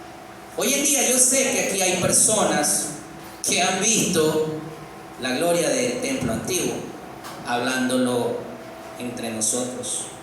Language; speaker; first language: Spanish; native; Spanish